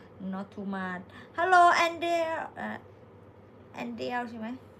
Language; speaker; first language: English; non-native, learner; Thai